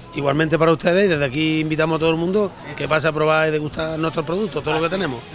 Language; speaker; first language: Spanish; native; Spanish